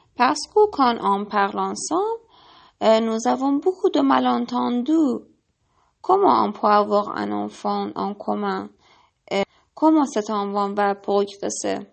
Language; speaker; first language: French; non-native, learner; Persian